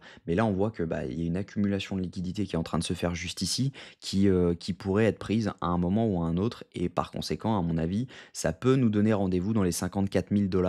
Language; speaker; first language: French; native; French